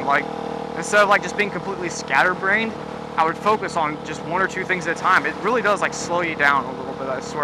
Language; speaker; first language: English; native; English